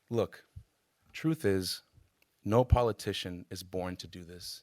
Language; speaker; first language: English; native; English